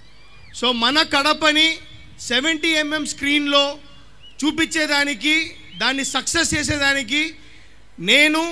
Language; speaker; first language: Telugu; native; Telugu